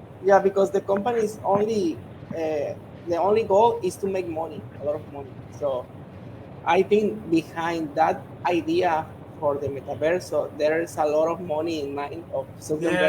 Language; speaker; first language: English; non-native, learner; Spanish